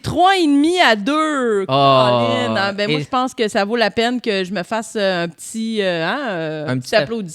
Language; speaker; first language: French; native; French